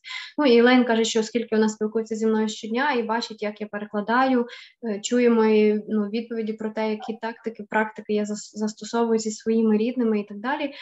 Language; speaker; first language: Ukrainian; native; Ukrainian